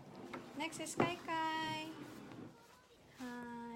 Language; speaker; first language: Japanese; non-native, learner; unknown